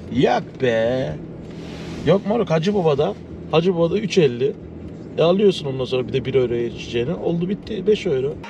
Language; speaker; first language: Turkish; early bilingual, heritage; Turkish